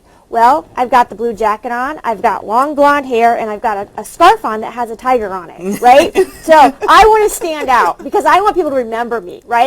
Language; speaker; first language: English; native; English